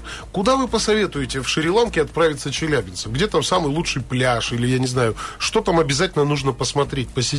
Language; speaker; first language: Russian; native; Russian